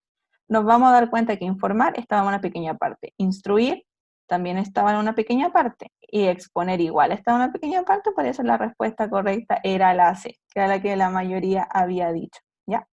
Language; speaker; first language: Spanish; native; Spanish